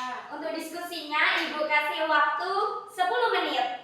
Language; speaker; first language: Indonesian; native; Indonesian